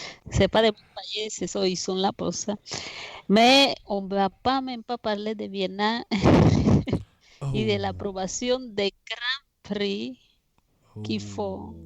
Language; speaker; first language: French; non-native, fluent; Spanish